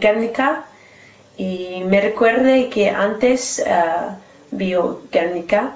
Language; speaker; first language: Spanish; non-native, learner; English